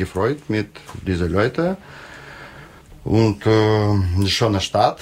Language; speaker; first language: German; non-native, learner; Russian